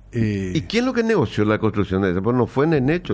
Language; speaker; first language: Spanish; native; Spanish